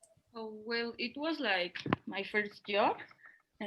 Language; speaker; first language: English; non-native, learner; Spanish